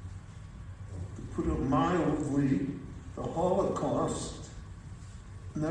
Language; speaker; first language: English; early bilingual, other home language; Yiddish